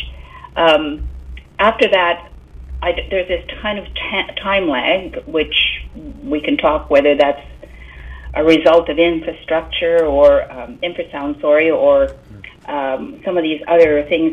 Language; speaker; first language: English; native; English